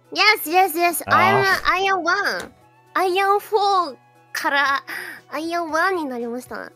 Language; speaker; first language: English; non-native, learner; Japanese